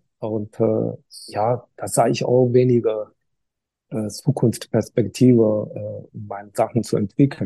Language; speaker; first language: German; non-native, fluent; Chinese